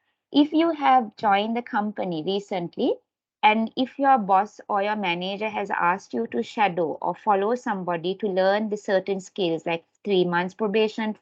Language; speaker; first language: English; non-native, local second language; Sinhala